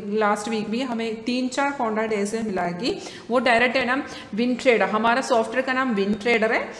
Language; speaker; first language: Hindi; non-native, local second language; Malayalam